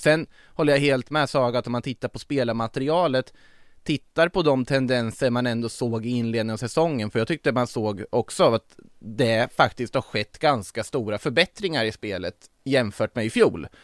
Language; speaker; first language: Swedish; native; Swedish